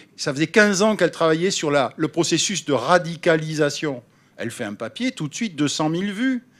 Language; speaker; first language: French; native; French